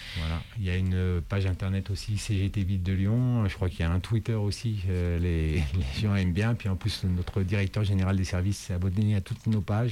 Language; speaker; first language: French; native; French